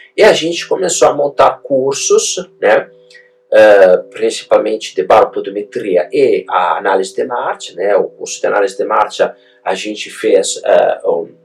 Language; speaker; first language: Portuguese; non-native, fluent; Italian